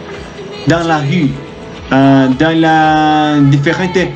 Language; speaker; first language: French; non-native, learner; Spanish